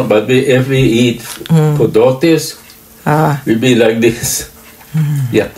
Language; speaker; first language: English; non-native, learner; Swedish